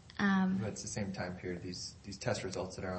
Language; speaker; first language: English; native; English